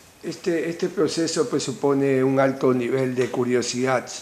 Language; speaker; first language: Spanish; native; Spanish